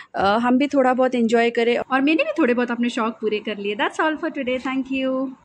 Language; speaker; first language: Hindi; native; Hindi